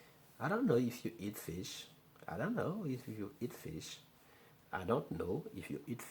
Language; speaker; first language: English; non-native, learner; Haitian Creole